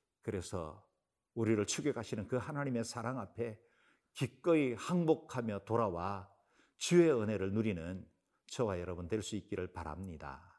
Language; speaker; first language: Korean; native; Korean